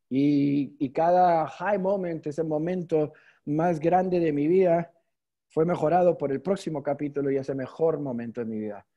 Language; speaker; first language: Spanish; early bilingual, heritage; Spanish